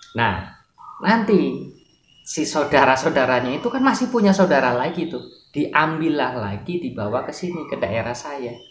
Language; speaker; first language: Indonesian; native; Indonesian